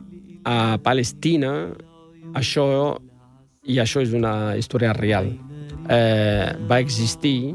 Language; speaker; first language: Catalan; non-native, fluent; Riffian